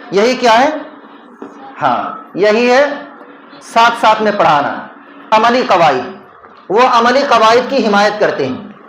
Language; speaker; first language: Urdu; native; Urdu